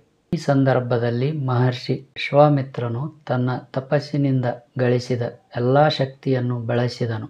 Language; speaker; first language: Kannada; native; Kannada